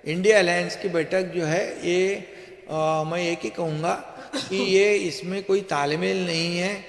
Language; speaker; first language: Hindi; non-native, local second language; Marathi